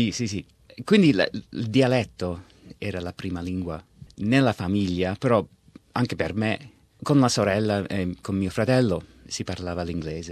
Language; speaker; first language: Italian; early bilingual, heritage; Italian